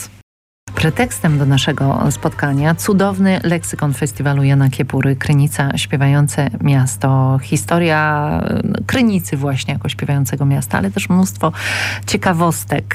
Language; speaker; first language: Polish; native; Polish